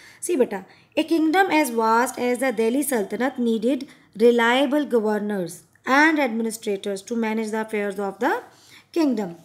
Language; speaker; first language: English; non-native, local second language; Hindi